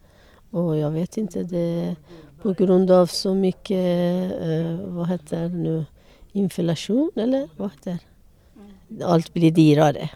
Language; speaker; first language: Swedish; non-native, learner; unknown